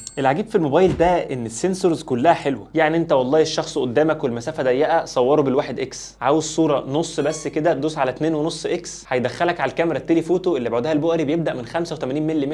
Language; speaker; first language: Arabic; native; Arabic